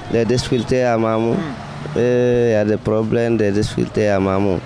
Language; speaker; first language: French; non-native, local second language; Fula